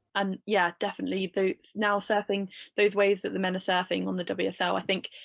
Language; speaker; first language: English; native; English